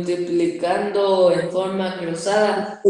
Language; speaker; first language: Spanish; native; Spanish